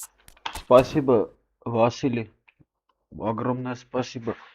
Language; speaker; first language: Russian; non-native, local second language; Armenian